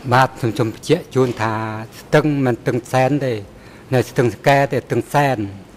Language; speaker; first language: Khmer; non-native, local second language; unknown